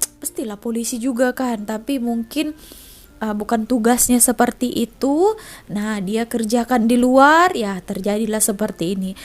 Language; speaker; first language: Indonesian; native; Indonesian